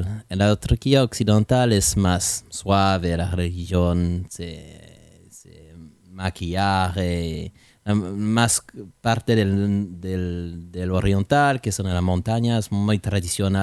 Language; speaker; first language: Spanish; non-native, learner; French